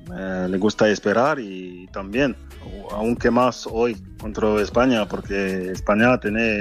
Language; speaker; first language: Spanish; non-native, fluent; French